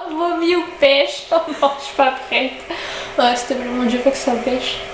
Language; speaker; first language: French; native; French